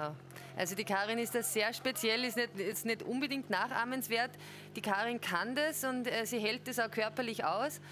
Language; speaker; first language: German; native; German